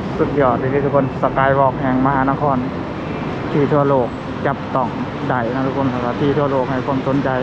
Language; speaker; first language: Thai; non-native, local second language; Northeastern Thai